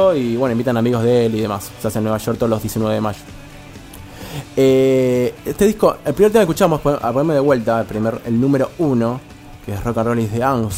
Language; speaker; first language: Spanish; native; Spanish